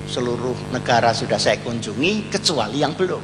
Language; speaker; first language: Indonesian; non-native, local second language; Javanese